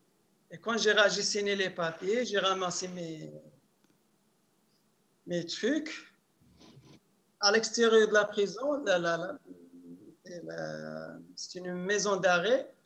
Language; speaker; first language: French; non-native, local second language; Arabic